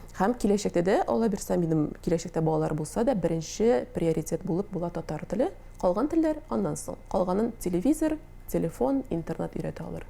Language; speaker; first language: Tatar; native; Tatar